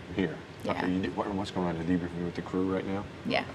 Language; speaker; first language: English; native; English